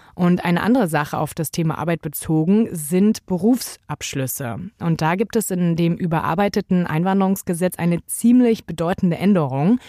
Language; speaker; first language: German; native; German